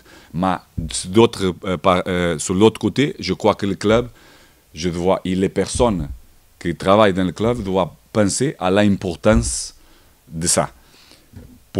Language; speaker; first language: French; non-native, learner; Portuguese